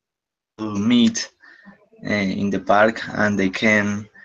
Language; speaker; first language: English; non-native, learner; Spanish